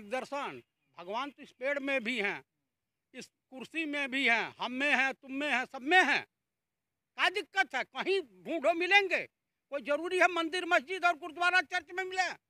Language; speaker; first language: Hindi; native; Hindi